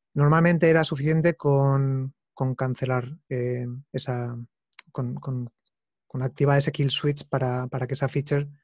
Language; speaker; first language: Spanish; native; Spanish